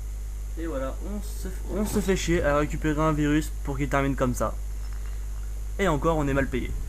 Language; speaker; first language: French; native; French